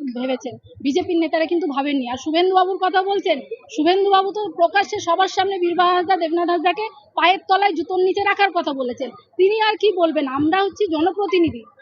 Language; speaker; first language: Bangla; non-native, local second language; Santali